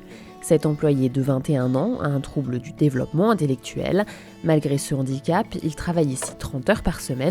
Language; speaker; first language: French; native; French